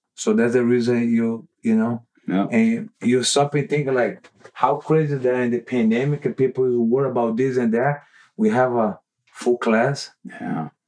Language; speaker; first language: English; non-native, learner; Portuguese